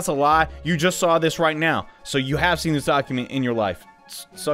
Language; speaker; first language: English; native; English